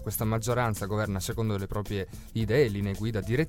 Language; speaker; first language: Italian; native; Italian